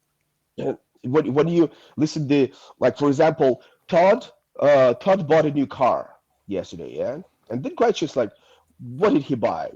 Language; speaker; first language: English; non-native, fluent; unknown